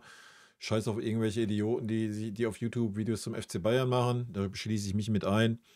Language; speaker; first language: German; native; German